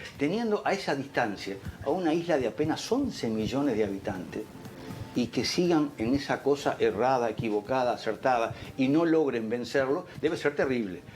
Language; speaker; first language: Spanish; native; Spanish